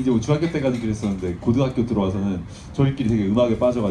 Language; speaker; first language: Korean; early bilingual, heritage; Korean